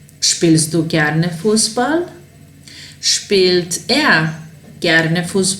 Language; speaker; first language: German; non-native, fluent; Serbian